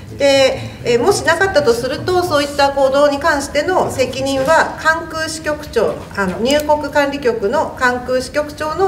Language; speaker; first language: Japanese; native; Japanese